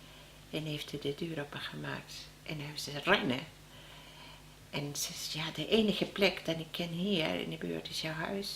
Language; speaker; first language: Dutch; non-native, learner; Spanish